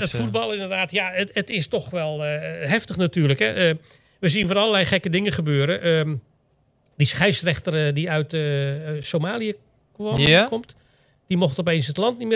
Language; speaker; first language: Dutch; native; Dutch